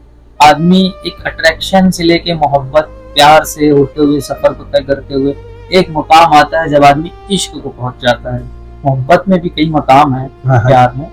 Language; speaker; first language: Hindi; native; Hindi